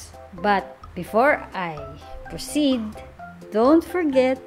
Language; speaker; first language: English; non-native, local second language; Filipino